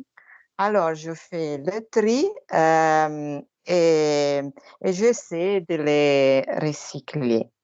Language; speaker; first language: French; non-native, learner; Italian